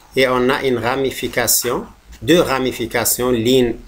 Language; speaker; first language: French; non-native, local second language; Arabic